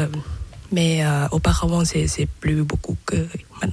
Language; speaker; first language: French; non-native, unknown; Thai